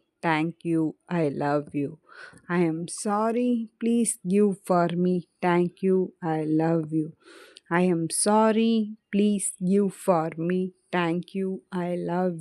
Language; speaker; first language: English; non-native, learner; Tamil